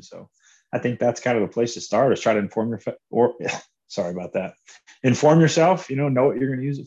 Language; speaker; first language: English; native; English